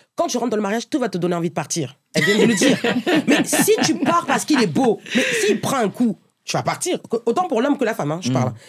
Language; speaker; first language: French; native; French